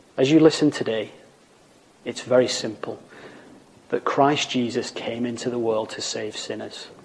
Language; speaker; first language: English; native; English